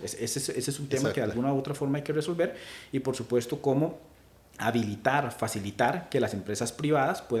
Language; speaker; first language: Spanish; native; Spanish